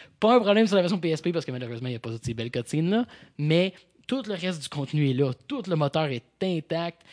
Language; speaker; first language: French; native; French